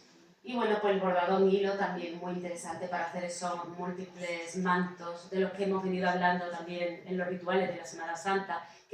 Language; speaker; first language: Spanish; native; Spanish